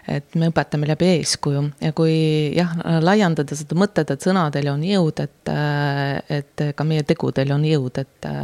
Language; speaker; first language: Estonian; non-native, local second language; Russian